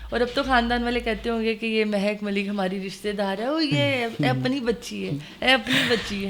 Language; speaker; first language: Urdu; non-native, local second language; Punjabi